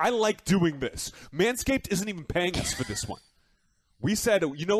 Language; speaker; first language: English; native; English